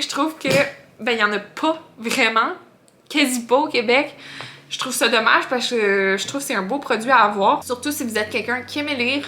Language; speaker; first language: French; native; French